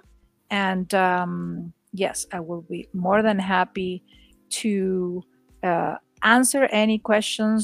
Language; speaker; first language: English; non-native, fluent; Spanish